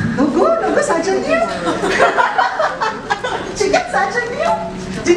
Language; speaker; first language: Korean; non-native, learner; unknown